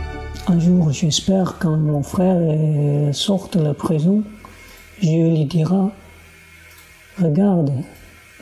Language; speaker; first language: French; non-native, learner; Uyghur